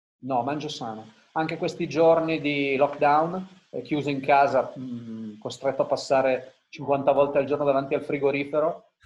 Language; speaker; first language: Italian; early bilingual, heritage; Italian